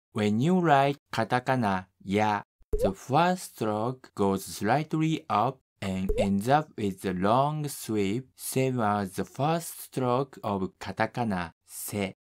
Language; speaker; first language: English; non-native, fluent; Japanese